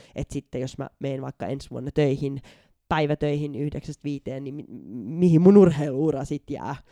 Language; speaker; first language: Finnish; native; Finnish